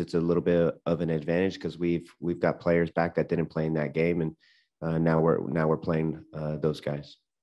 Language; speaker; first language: English; early bilingual, other home language; Spanish